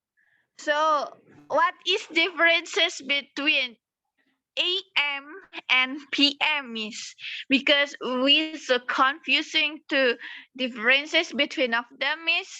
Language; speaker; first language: English; non-native, learner; Indonesian